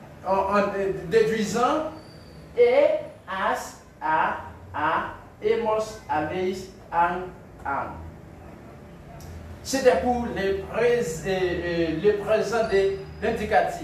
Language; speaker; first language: French; non-native, local second language; Haitian Creole